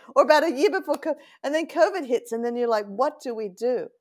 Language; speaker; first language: English; native; English